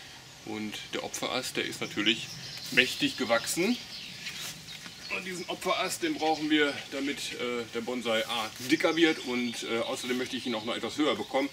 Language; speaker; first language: German; native; German